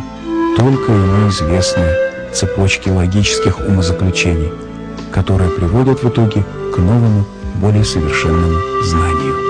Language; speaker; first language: Russian; native; Russian